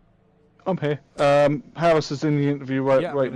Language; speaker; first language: English; native; English